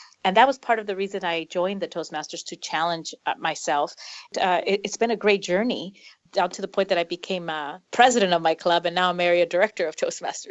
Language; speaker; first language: English; early bilingual, other home language; Spanish